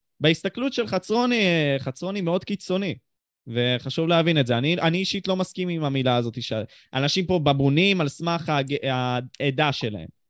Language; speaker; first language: Hebrew; native; Hebrew